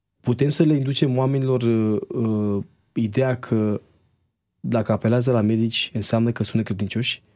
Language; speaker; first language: Romanian; native; Romanian